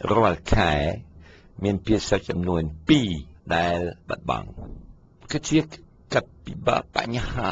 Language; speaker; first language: Khmer; non-native, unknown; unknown